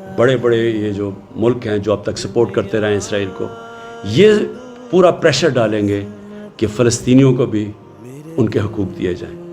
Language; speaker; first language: Urdu; native; Urdu